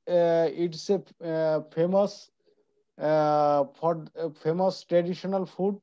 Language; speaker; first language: English; non-native, learner; Bangla